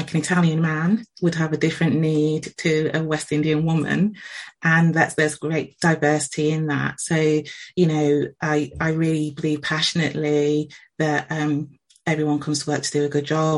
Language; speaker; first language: English; native; English